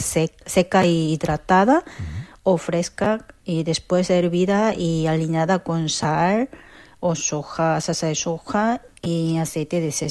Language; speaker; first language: Spanish; non-native, fluent; Korean